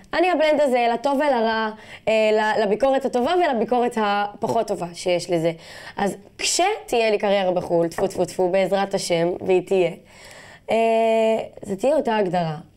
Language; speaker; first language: Hebrew; non-native, local second language; Arabic